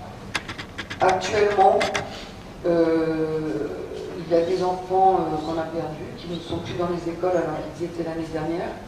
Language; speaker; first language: French; native; French